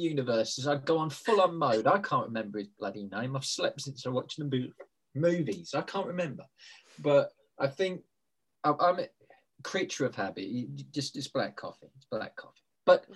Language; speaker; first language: English; native; English